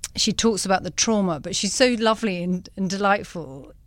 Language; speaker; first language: English; native; English